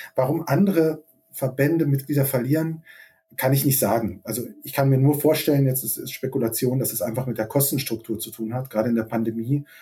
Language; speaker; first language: German; native; German